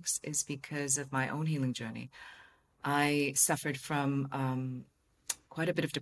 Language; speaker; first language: English; non-native, local second language; Cantonese